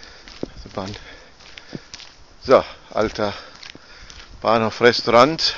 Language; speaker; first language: German; non-native, fluent; Arabic